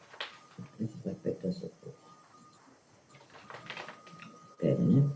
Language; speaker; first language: Spanish; native; Spanish